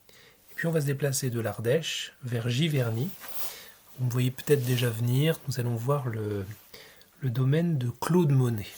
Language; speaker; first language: French; native; French